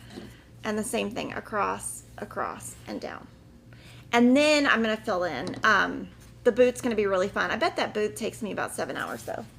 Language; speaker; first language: English; native; English